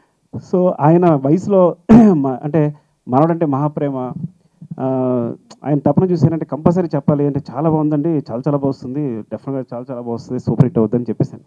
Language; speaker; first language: Telugu; native; Telugu